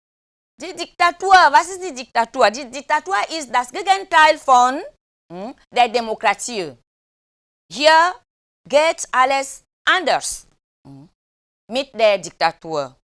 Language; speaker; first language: German; non-native, learner; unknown